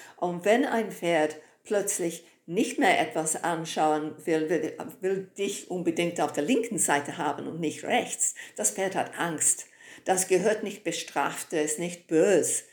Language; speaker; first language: German; non-native, fluent; English